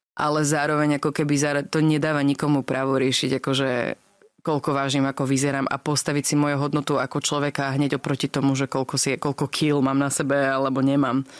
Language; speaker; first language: Slovak; early bilingual, other home language; English